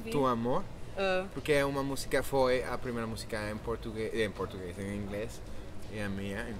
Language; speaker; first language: Portuguese; non-native, fluent; Spanish